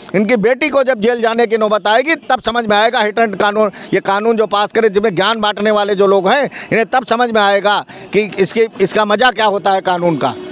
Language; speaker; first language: Hindi; native; Hindi